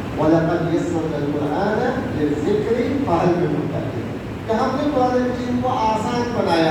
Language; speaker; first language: Urdu; native; Urdu